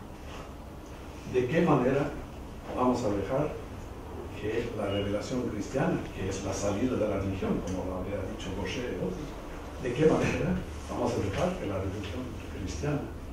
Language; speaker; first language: Spanish; non-native, fluent; English